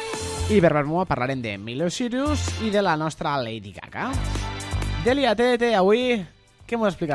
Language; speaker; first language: Catalan; native; Catalan